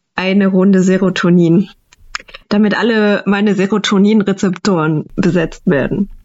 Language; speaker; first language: German; early bilingual, other home language; Vietnamese